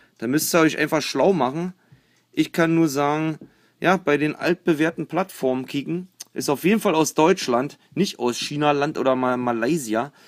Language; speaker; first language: German; native; German